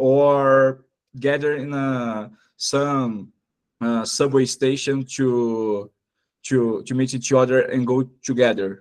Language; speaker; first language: English; non-native, fluent; Portuguese